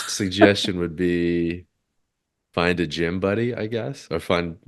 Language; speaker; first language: English; native; English